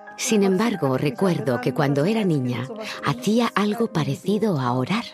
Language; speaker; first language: Spanish; non-native, fluent; German